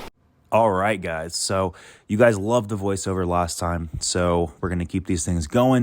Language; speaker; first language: English; native; English